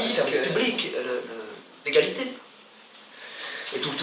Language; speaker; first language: French; native; French